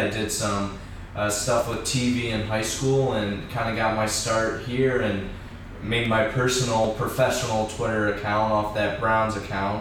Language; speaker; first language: English; native; English